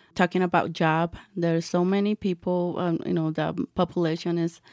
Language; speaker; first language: English; non-native, learner; Spanish